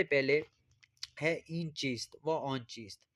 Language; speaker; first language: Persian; non-native, fluent; Urdu